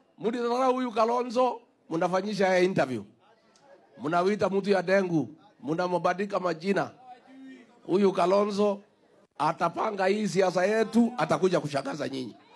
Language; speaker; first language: Swahili; non-native, local second language; Kikuyu